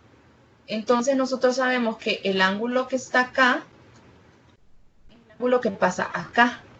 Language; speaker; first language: Spanish; native; Spanish